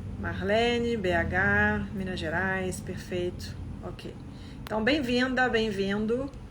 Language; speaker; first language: Portuguese; non-native, fluent; French